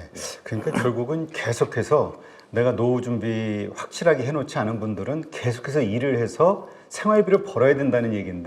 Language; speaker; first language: Korean; native; Korean